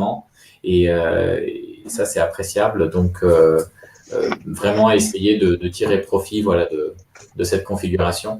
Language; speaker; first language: French; native; French